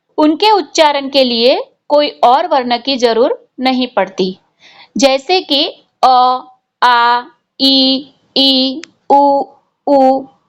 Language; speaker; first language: Hindi; non-native, local second language; Gujarati